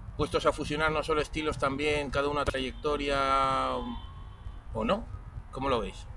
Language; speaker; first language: Spanish; native; Spanish